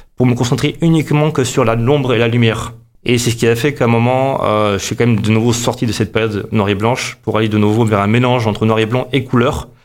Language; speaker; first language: French; native; French